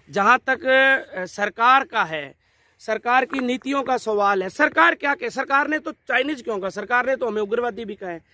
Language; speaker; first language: Hindi; native; Hindi